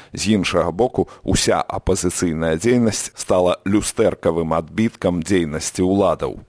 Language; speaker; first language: Belarusian; native; Belarusian